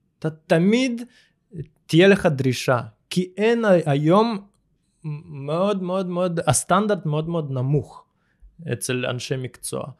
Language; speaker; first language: Hebrew; early bilingual, other home language; Russian